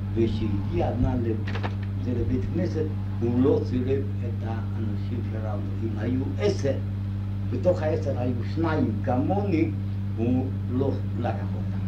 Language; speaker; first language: Hebrew; non-native, fluent; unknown